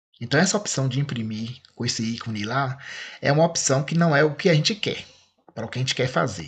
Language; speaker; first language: Portuguese; native; Portuguese